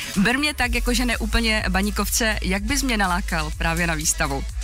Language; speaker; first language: Czech; native; Czech